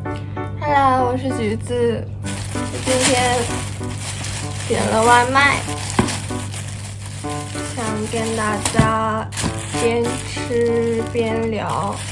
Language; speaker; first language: Chinese; non-native, fluent; Japanese